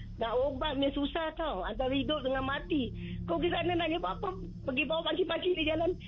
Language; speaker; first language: Malay; native; Malay